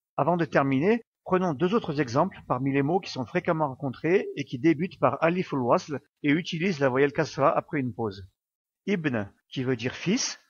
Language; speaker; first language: French; native; French